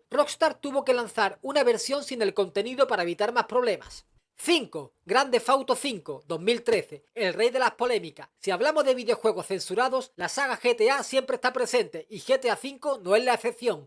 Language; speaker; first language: Spanish; native; Spanish